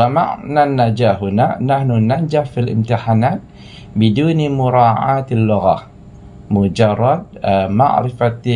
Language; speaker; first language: Arabic; non-native, fluent; Malay